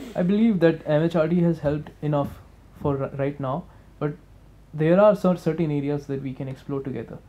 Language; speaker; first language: English; non-native, local second language; Hindi